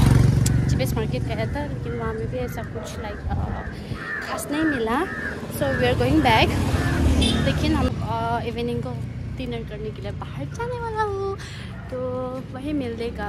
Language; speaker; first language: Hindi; non-native, local second language; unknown